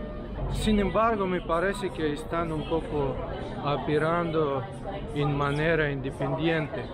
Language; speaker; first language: Spanish; non-native, fluent; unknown